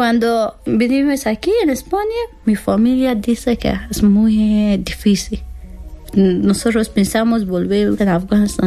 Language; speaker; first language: Spanish; non-native, learner; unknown